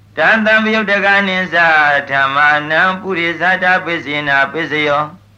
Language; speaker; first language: Burmese; native; Burmese